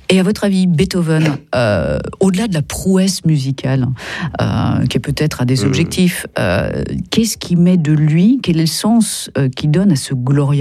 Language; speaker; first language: French; native; French